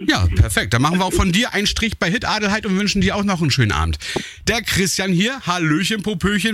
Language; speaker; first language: German; native; German